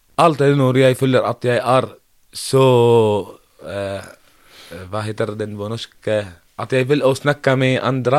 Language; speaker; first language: Norwegian; non-native, learner; Arabic